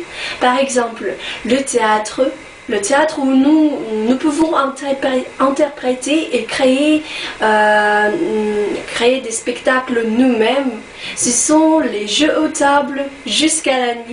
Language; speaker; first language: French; non-native, learner; Russian